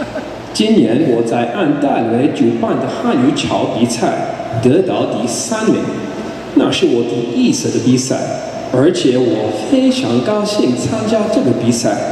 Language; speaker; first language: Chinese; non-native, learner; English